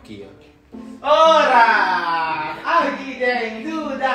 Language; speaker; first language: Portuguese; non-native, learner; Chinese